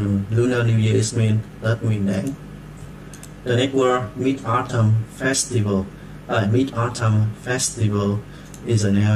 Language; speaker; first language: English; non-native, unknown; Vietnamese